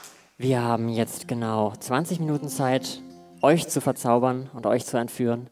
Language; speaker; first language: German; native; German